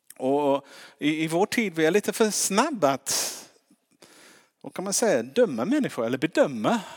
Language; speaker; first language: Swedish; non-native, fluent; English